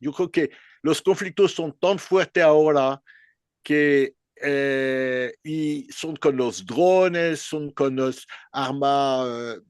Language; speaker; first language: Spanish; non-native, learner; French